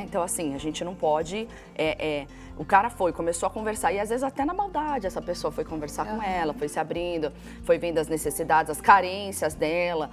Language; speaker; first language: Portuguese; native; Portuguese